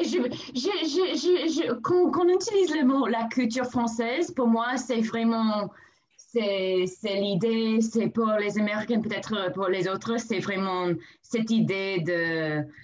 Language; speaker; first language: French; non-native, learner; English